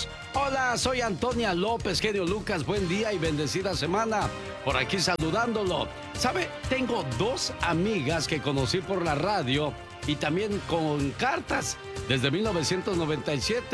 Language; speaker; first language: Spanish; native; Spanish